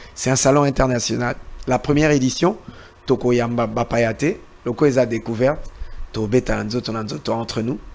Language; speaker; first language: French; non-native, local second language; Lingala